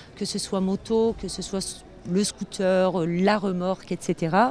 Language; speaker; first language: French; native; French